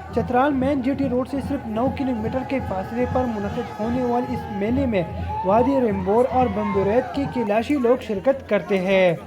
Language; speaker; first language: Urdu; non-native, local second language; Khowar